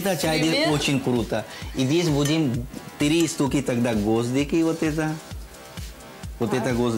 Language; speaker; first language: Russian; non-native, learner; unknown